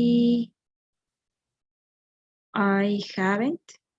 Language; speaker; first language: English; non-native, learner; Spanish